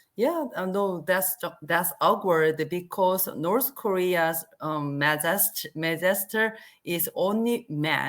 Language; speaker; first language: English; non-native, learner; Korean